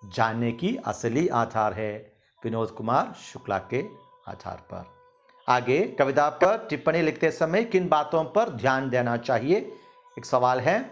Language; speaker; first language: Hindi; non-native, local second language; Malayalam